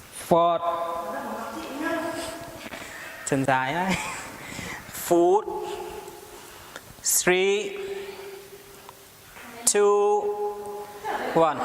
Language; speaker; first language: Vietnamese; non-native, learner; Hindi